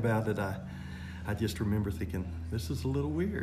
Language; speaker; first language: English; native; English